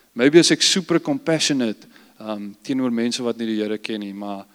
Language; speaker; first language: Afrikaans; early bilingual, heritage; Afrikaans